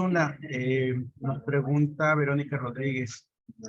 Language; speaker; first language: Spanish; native; Spanish